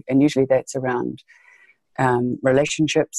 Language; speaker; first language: English; native; English